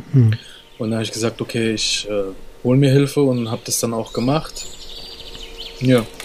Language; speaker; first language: German; native; German